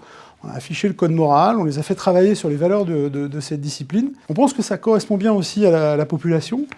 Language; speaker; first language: French; native; French